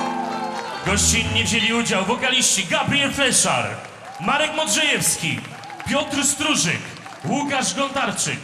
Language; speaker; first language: Polish; native; Polish